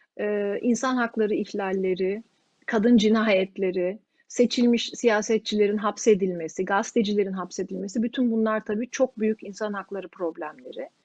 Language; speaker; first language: Turkish; native; Turkish